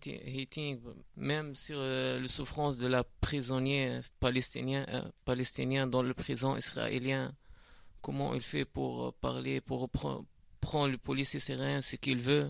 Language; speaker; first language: French; non-native, learner; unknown